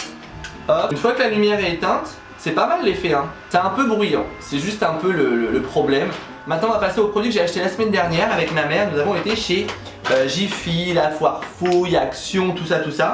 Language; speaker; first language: French; native; French